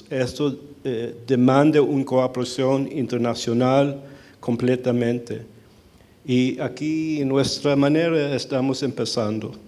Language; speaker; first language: Spanish; early bilingual, heritage; Spanish